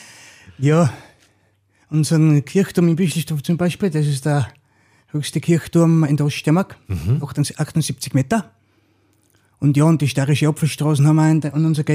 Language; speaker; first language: German; native; German